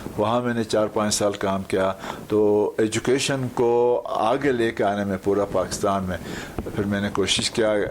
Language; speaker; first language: Urdu; non-native, local second language; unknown